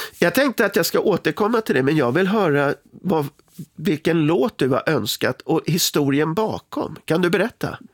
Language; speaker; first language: Swedish; native; Swedish